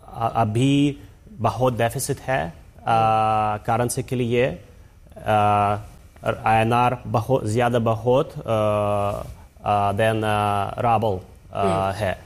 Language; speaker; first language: Hindi; non-native, learner; Russian